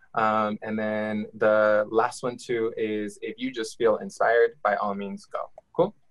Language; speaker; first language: English; native; English